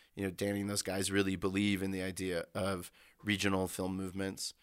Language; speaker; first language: English; native; English